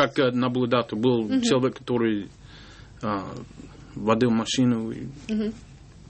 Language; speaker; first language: Russian; non-native, learner; English